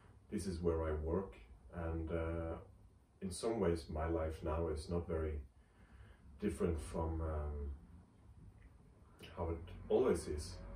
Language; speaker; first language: English; non-native, fluent; Norwegian